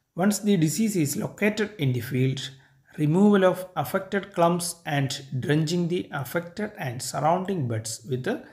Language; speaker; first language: English; non-native, local second language; Malayalam